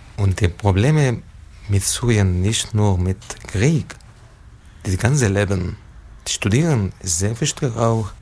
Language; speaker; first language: German; non-native, learner; Arabic